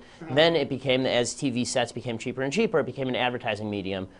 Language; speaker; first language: English; native; English